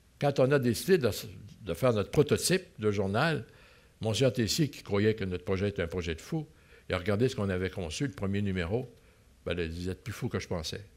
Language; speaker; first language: French; native; French